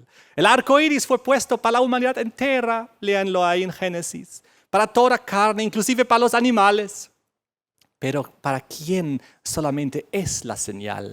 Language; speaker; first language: Spanish; native; Spanish